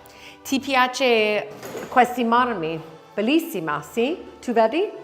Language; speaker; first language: Italian; non-native, learner; English